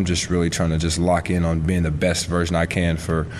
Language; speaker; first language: English; native; English